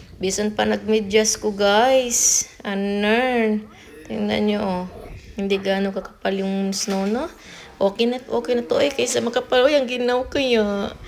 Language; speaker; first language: Filipino; non-native, local second language; Cebuano